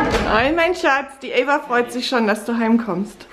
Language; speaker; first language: German; native; German